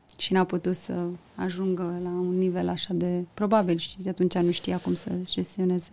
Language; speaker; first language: Romanian; early bilingual, heritage; Romanian